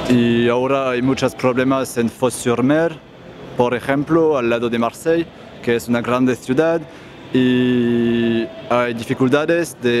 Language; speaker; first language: Spanish; non-native, learner; French